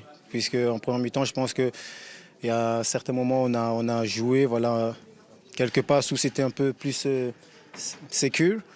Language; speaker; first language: French; native; French